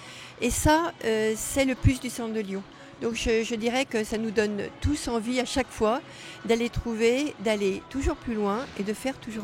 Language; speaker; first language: French; native; French